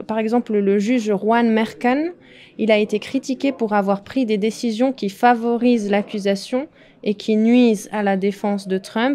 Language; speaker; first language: French; native; French